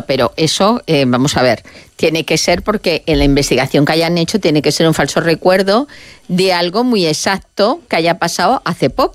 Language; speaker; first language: Spanish; native; Spanish